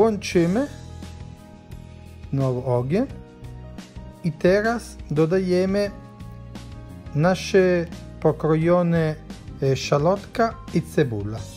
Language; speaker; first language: Polish; non-native, learner; Italian